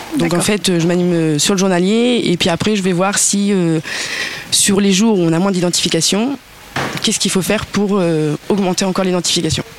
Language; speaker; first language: French; native; French